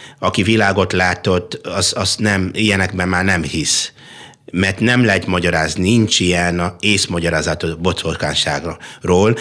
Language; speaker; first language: Hungarian; non-native, fluent; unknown